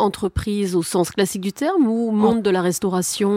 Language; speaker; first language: French; native; French